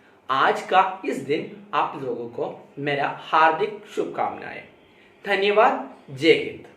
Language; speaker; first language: Hindi; non-native, local second language; Malayalam